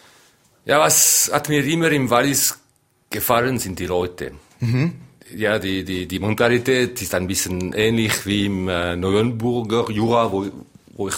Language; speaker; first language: German; non-native, local second language; French